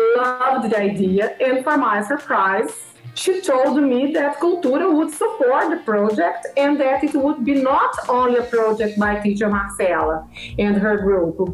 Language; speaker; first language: English; non-native, fluent; Portuguese